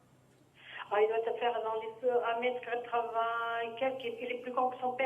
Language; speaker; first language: French; native; French